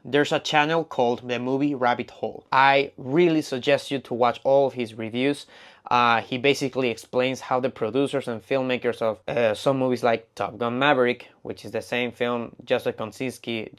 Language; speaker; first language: English; non-native, fluent; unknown